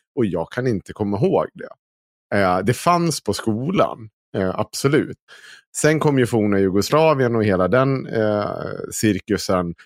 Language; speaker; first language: Swedish; native; Swedish